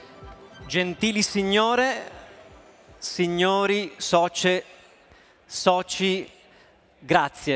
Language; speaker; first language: Italian; native; Italian